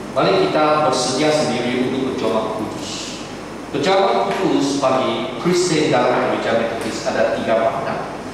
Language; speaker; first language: Malay; non-native, local second language; Chinese